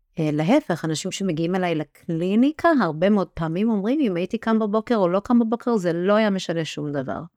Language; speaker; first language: Hebrew; early bilingual, other home language; English